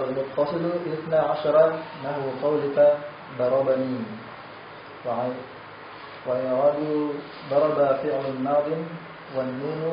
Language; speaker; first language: Arabic; non-native, learner; Indonesian